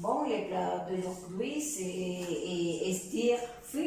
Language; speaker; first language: French; non-native, learner; Spanish